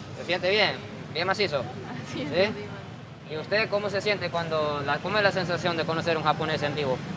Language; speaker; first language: Spanish; non-native, fluent; Japanese